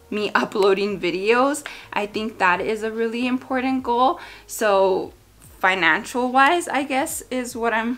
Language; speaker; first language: English; native; English